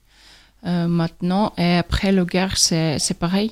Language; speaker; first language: French; non-native, learner; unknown